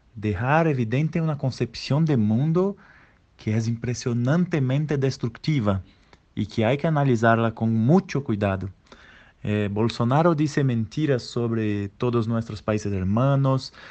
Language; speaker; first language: Spanish; non-native, fluent; Portuguese